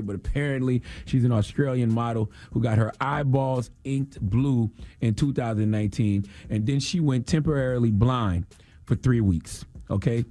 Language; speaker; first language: English; native; English